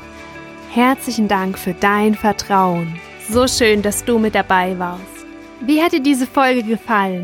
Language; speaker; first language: German; native; German